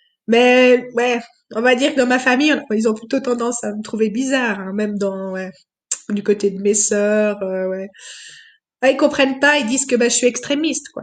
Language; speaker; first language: French; native; French